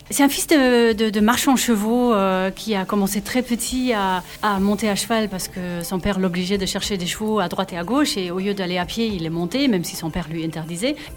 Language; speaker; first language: French; non-native, fluent; German